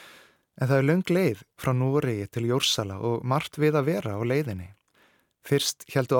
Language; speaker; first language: Icelandic; native; Icelandic